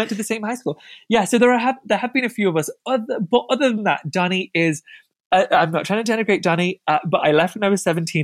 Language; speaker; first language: English; native; English